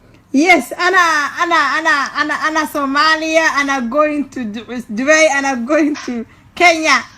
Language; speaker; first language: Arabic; non-native, learner; Somali